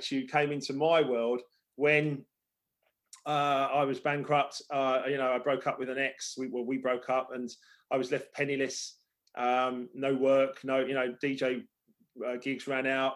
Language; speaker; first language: English; native; English